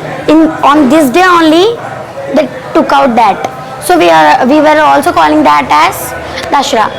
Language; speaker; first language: English; non-native, local second language; Telugu